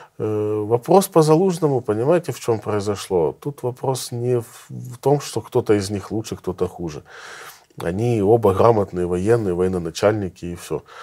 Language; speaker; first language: Russian; native; Russian